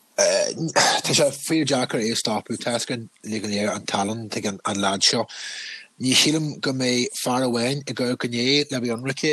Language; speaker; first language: Irish; native; Irish